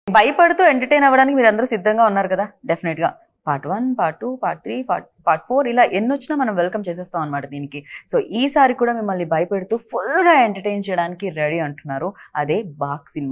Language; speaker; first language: Telugu; native; Telugu